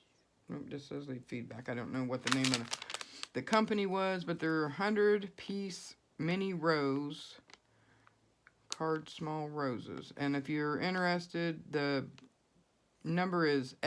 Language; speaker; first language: English; native; English